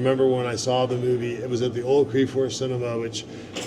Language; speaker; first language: English; native; English